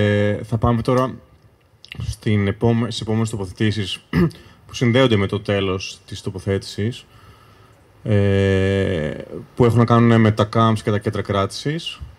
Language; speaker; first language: Greek; native; Greek